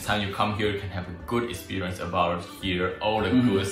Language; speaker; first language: English; non-native, learner; Chinese